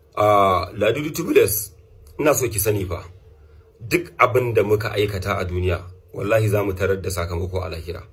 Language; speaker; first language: Hausa; non-native, local second language; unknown